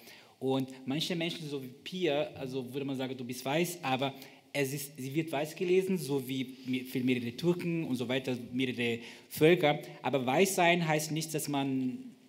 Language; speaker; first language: German; non-native, fluent; Portuguese